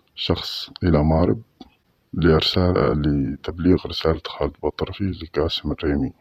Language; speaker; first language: Arabic; native; Arabic